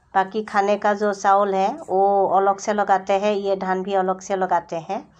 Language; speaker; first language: Hindi; non-native, local second language; Assamese